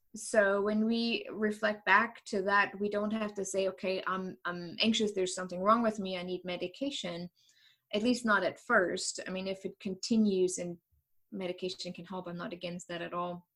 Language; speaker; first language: English; non-native, fluent; German